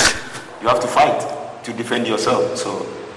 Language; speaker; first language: English; non-native, local second language; Ga